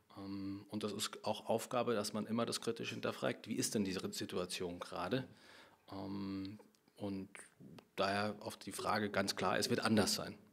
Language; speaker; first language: German; native; German